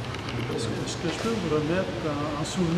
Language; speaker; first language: French; native; French